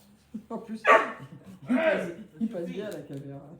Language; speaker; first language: French; native; French